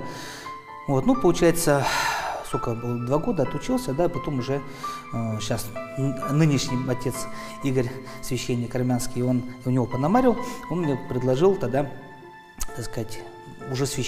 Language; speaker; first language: Russian; native; Russian